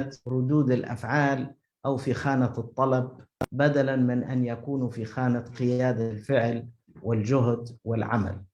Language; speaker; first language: Arabic; native; Arabic